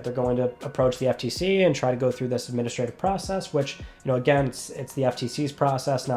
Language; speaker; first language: English; native; English